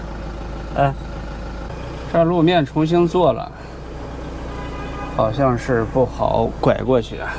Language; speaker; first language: Chinese; native; Chinese